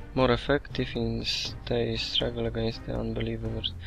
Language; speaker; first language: English; non-native, learner; Polish